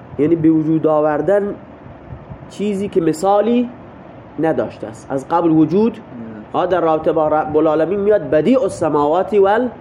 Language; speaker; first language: Persian; non-native, local second language; Baluchi